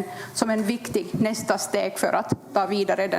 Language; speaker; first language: Swedish; non-native, fluent; Kurdish